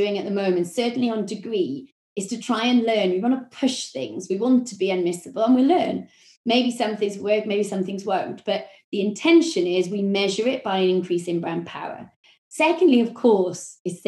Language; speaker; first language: English; native; English